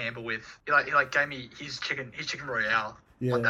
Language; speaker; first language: English; native; English